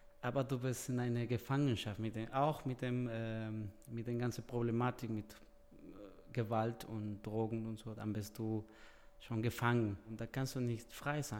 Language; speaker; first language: German; non-native, fluent; Spanish